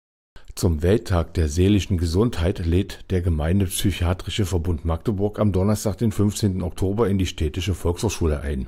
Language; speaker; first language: German; native; German